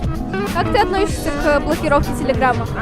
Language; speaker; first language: Russian; native; Russian